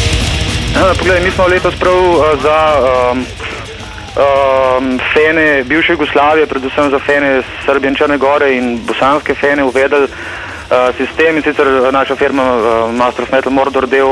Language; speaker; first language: Slovenian; native; Slovenian